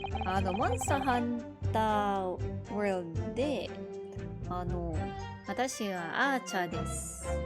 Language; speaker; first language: Japanese; non-native, learner; Filipino